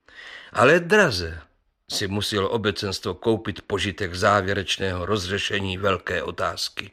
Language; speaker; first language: Czech; native; Czech